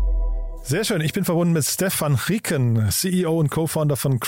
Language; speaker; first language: German; native; German